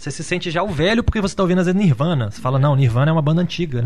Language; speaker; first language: Portuguese; native; Portuguese